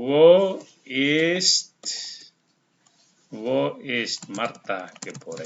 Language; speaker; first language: German; non-native, fluent; Indonesian